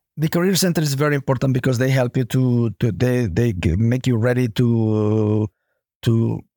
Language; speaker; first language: English; non-native, fluent; Spanish